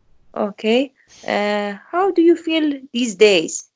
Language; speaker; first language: English; non-native, learner; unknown